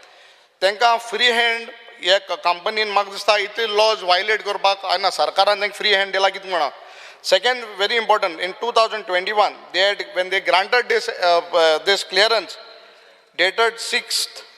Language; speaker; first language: English; non-native, local second language; Konkani